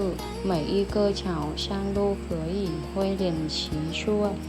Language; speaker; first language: Chinese; non-native, learner; Vietnamese